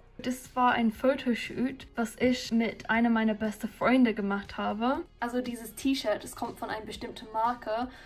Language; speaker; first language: German; non-native, fluent; English